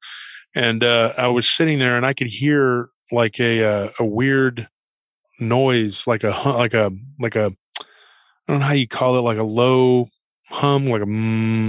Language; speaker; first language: English; native; English